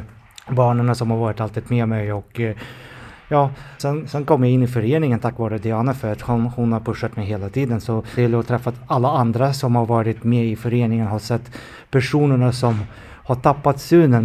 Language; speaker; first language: Swedish; non-native, fluent; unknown